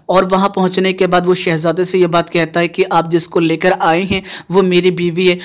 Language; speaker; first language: Urdu; native; Urdu